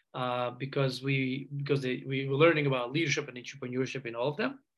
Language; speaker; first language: English; non-native, fluent; Uzbek